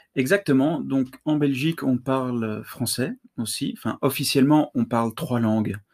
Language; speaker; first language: French; native; French